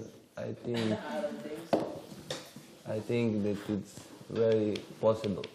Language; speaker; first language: English; non-native, learner; Serbian